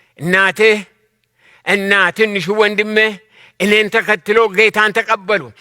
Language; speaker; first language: Amharic; non-native, local second language; Oromo